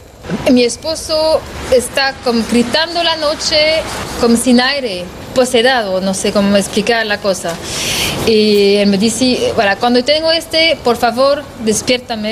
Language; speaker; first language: Spanish; non-native, learner; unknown